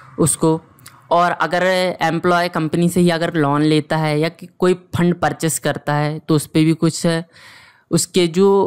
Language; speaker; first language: Hindi; native; Hindi